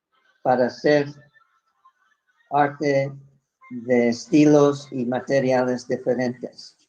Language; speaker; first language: Spanish; non-native, fluent; English